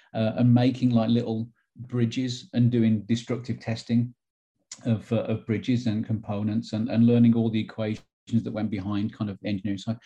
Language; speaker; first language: English; native; English